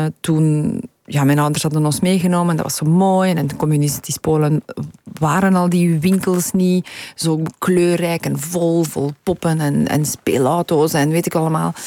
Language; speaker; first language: Dutch; early bilingual, other home language; Polish